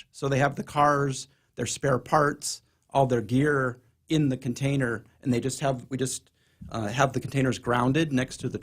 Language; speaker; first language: English; native; English